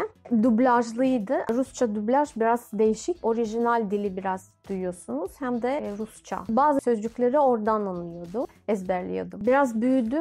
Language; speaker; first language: Turkish; non-native, fluent; Russian